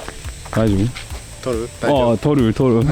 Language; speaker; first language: Japanese; non-native, learner; English